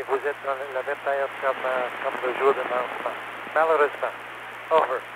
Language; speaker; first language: French; non-native, learner; English